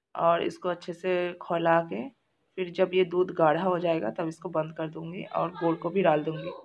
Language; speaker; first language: Hindi; non-native, local second language; Bangla